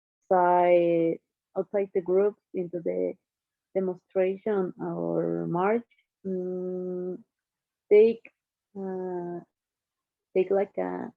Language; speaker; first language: English; non-native, learner; Spanish